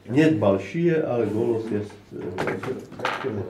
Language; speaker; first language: Russian; non-native, learner; Slovak